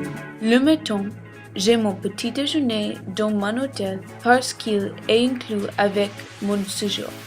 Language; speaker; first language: French; non-native, learner; English